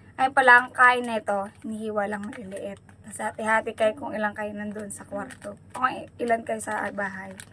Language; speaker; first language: Filipino; native; Filipino